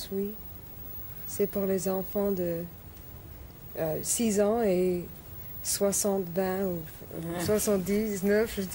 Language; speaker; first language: French; non-native, learner; English